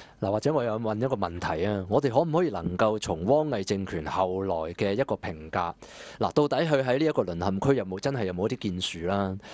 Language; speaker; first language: Cantonese; native; Cantonese